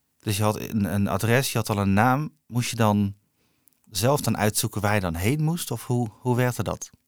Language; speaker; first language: Dutch; native; Dutch